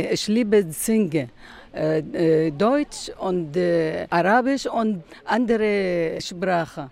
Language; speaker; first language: German; non-native, learner; Arabic